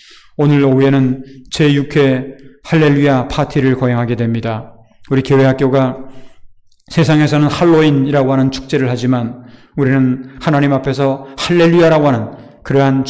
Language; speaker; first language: Korean; native; Korean